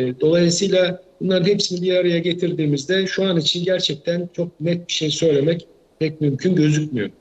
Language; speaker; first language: Turkish; native; Turkish